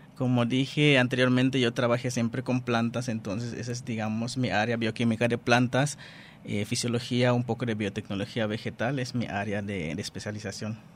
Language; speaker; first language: Spanish; non-native, fluent; Dutch